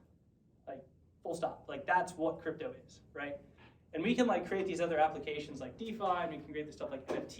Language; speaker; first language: English; native; English